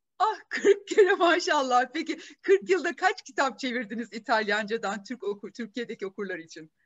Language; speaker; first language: Turkish; native; Turkish